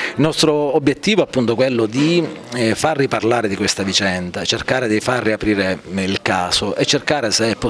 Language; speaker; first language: Italian; native; Italian